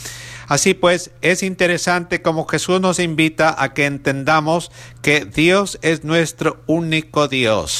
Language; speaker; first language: Spanish; native; Spanish